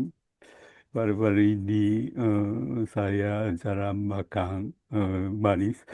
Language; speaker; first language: Indonesian; non-native, learner; Japanese